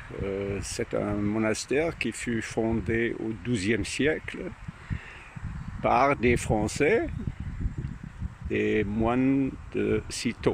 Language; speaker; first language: French; non-native, fluent; German